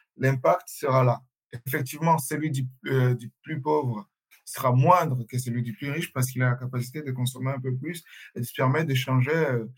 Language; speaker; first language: French; non-native, local second language; Swahili